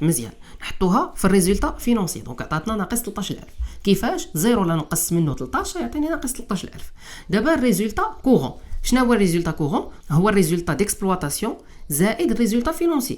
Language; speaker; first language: Arabic; native; Arabic